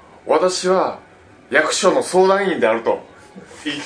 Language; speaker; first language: Japanese; native; Japanese